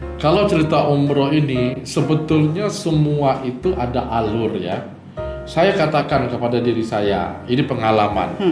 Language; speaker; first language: Indonesian; native; Indonesian